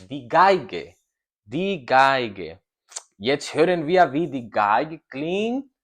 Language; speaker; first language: German; non-native, learner; Spanish